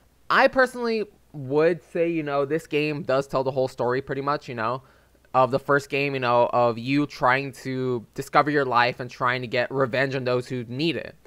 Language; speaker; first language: English; native; English